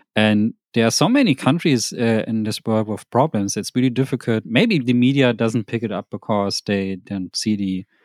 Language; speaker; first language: English; non-native, fluent; German